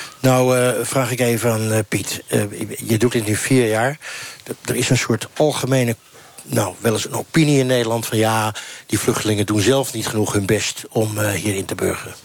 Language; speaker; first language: Dutch; native; Dutch